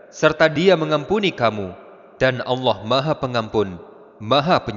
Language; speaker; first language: Indonesian; native; Indonesian